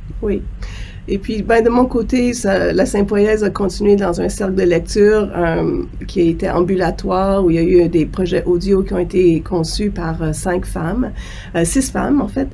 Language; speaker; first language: French; native; French